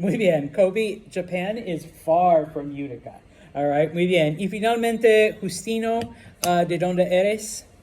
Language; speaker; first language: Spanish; non-native, fluent; English